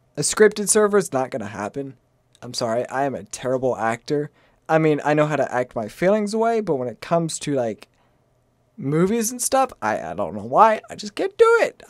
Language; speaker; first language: English; native; English